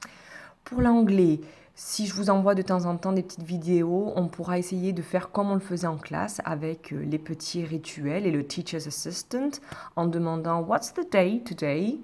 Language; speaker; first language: French; native; French